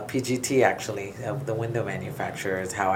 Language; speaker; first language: English; native; English